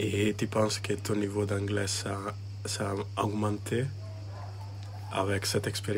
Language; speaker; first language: French; non-native, fluent; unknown